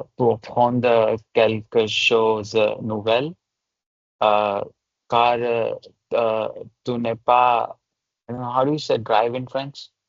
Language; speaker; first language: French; non-native, learner; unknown